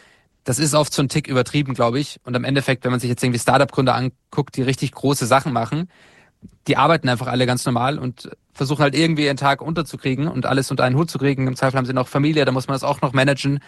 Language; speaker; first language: German; native; German